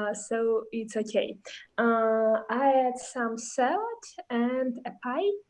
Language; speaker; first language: English; non-native, learner; Russian